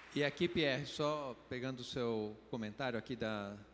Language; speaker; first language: Portuguese; native; Portuguese